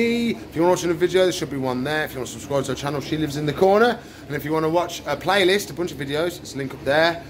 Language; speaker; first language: English; native; English